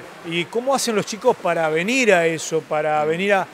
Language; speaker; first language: Spanish; native; Spanish